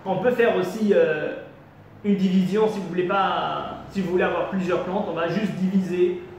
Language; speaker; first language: French; non-native, local second language; Arabic